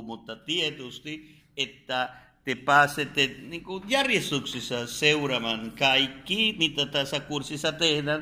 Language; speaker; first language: Finnish; non-native, fluent; Spanish